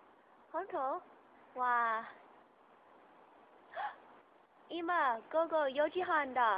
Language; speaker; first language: Japanese; non-native, learner; English